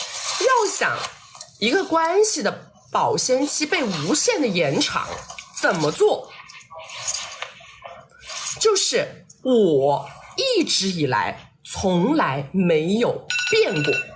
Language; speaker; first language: Chinese; native; Chinese